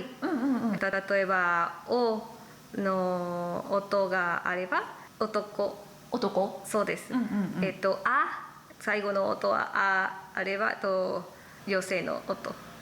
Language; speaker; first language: Japanese; non-native, learner; Spanish